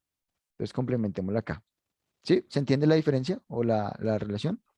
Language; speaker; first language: Spanish; native; Spanish